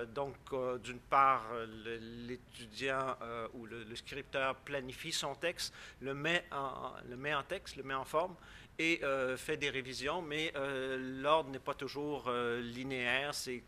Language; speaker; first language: French; native; French